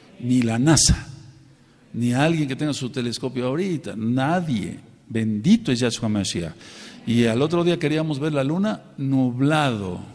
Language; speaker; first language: Spanish; native; Spanish